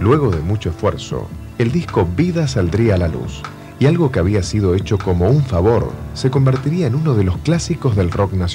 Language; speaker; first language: Spanish; native; Spanish